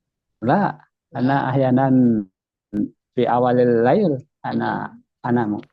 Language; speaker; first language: Arabic; non-native, learner; Indonesian